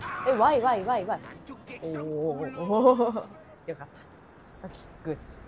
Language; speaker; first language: English; non-native, learner; Japanese